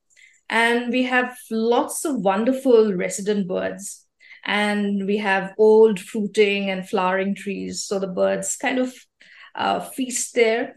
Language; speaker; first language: English; non-native, local second language; Assamese